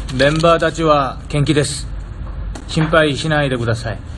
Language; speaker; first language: Japanese; non-native, learner; Korean